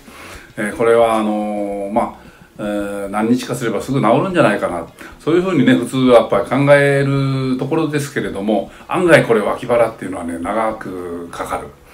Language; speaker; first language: Japanese; native; Japanese